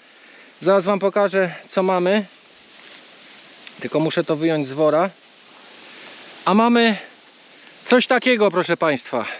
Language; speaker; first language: Polish; native; Polish